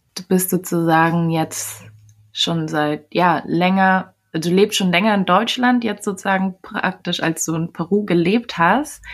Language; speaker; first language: German; native; German